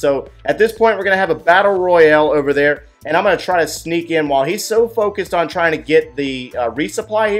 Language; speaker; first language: English; native; English